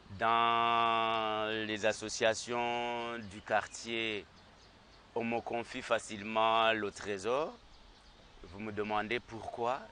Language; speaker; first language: French; non-native, local second language; Rundi